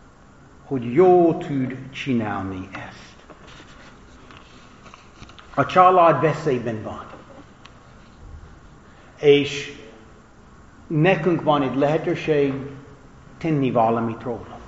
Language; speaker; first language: Hungarian; non-native, fluent; English